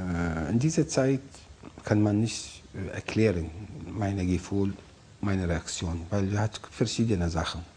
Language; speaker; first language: German; non-native, learner; Arabic